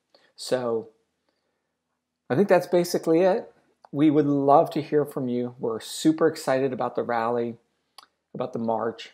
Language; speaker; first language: English; native; English